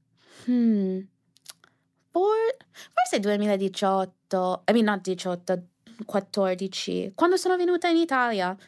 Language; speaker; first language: Italian; non-native, fluent; English